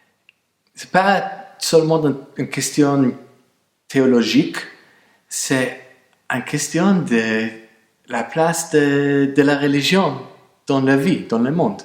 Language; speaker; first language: French; non-native, fluent; English